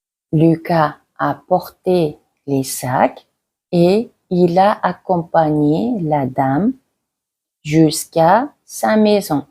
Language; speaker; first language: French; non-native, fluent; Mongolian